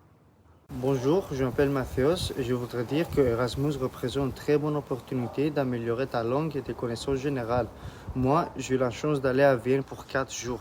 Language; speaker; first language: French; early bilingual, other home language; Greek